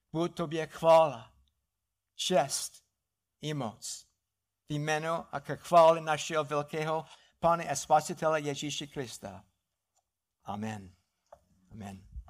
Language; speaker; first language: Czech; non-native, fluent; English